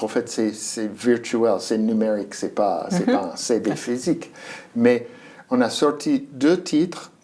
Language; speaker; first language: French; non-native, fluent; English